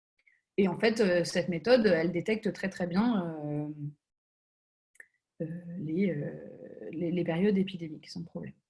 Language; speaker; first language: French; native; French